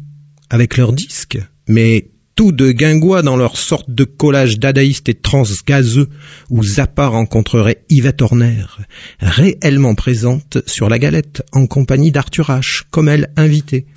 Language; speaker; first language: French; native; French